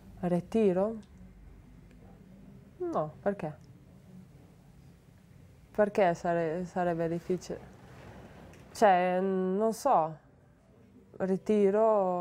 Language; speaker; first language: Italian; non-native, learner; Slovenian